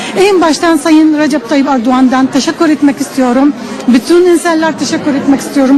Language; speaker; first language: Turkish; non-native, learner; Arabic